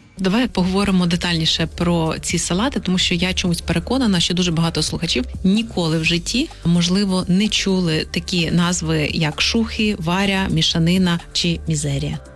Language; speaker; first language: Ukrainian; native; Ukrainian